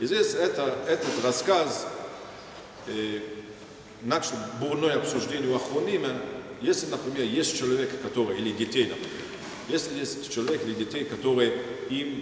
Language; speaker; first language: Russian; non-native, fluent; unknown